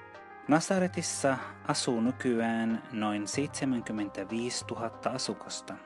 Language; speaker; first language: Finnish; non-native, fluent; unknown